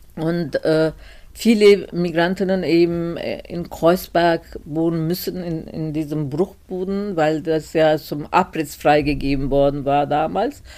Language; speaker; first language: German; non-native, fluent; Turkish